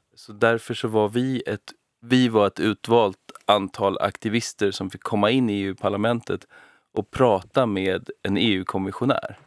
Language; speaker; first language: Swedish; native; Swedish